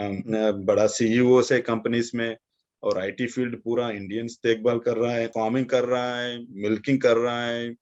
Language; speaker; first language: Hindi; non-native, local second language; Telugu